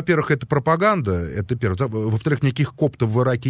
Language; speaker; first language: Russian; native; Russian